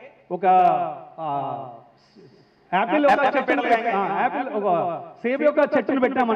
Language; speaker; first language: Telugu; native; Telugu